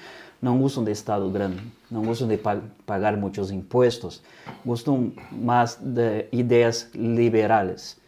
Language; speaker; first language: Spanish; non-native, fluent; Portuguese